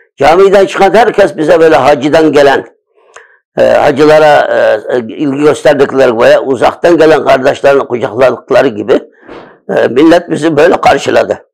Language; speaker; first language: Turkish; early bilingual, other home language; Uyghur